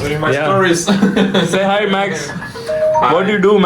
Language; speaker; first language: English; non-native, local second language; Malayalam